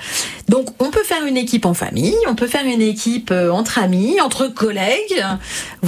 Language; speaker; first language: French; native; French